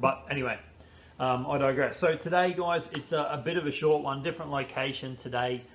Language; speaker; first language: English; native; English